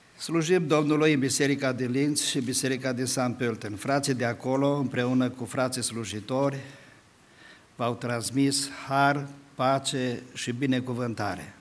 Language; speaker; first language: Romanian; non-native, local second language; Hungarian